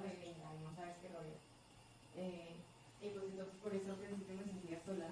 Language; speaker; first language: Spanish; early bilingual, heritage; Spanish